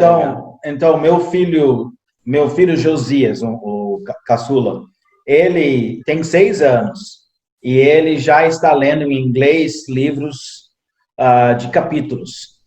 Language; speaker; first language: Portuguese; non-native, fluent; English